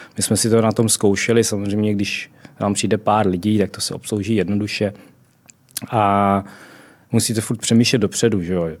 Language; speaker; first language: Czech; early bilingual, other home language; Vietnamese